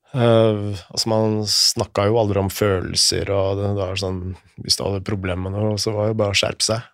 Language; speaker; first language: Norwegian; native; Norwegian